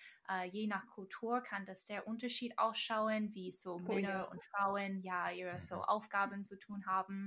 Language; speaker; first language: German; non-native, fluent; English